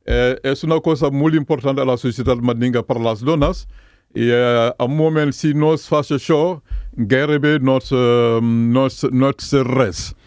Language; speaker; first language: Catalan; non-native, fluent; Mandingo